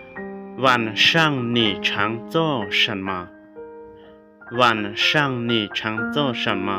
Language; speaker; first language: Chinese; non-native, fluent; Lao